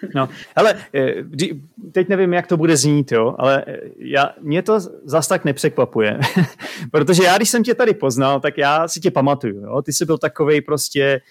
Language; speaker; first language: Czech; native; Czech